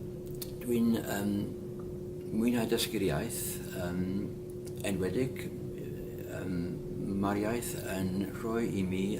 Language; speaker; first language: Welsh; non-native, learner; English